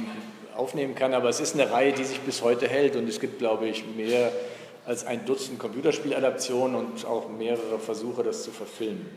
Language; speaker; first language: German; native; German